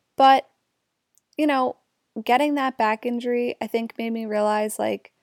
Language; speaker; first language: English; native; English